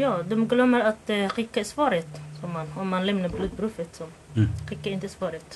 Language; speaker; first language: Swedish; non-native, learner; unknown